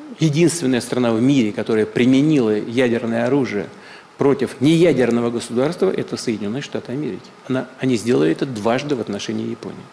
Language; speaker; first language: Russian; native; Russian